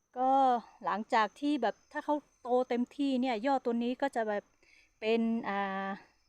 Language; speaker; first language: Thai; non-native, local second language; Hmong